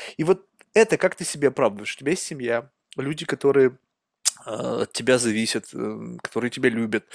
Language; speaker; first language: Russian; native; Russian